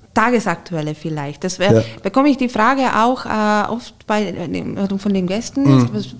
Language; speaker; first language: German; non-native, fluent; Hungarian